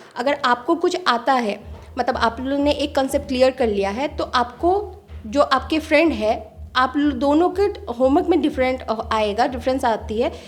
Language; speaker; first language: Hindi; non-native, local second language; Assamese